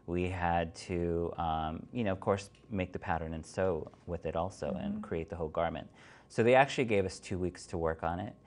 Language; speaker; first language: English; native; English